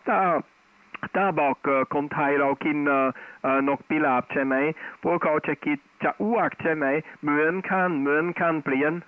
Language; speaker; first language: Thai; non-native, fluent; Dutch